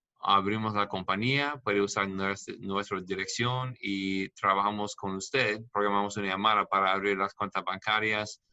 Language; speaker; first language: Spanish; non-native, learner; English